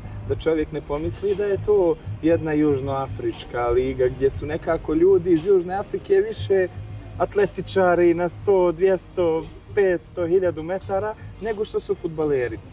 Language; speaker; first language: Serbian; native; Serbian